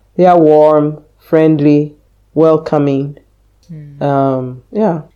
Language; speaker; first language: English; native; English